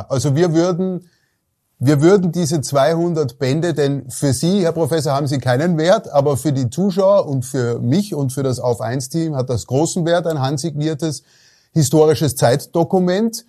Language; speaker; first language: German; native; German